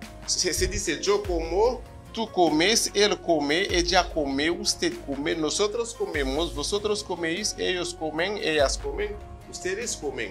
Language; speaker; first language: Spanish; non-native, fluent; Haitian Creole